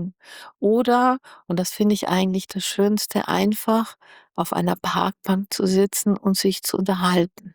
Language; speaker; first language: German; native; German